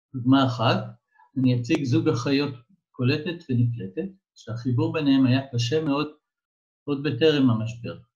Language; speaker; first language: Hebrew; native; Hebrew